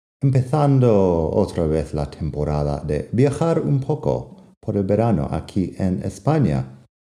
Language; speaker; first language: Spanish; non-native, fluent; English